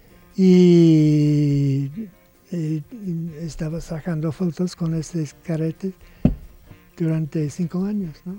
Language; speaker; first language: Spanish; non-native, learner; English